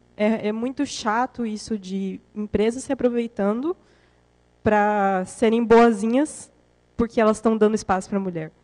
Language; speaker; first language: Portuguese; native; Portuguese